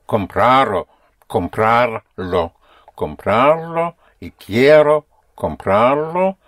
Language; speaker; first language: Spanish; non-native, fluent; English